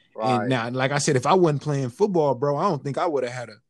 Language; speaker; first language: English; native; English